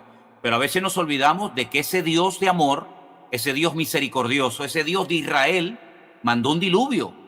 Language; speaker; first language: Spanish; native; Spanish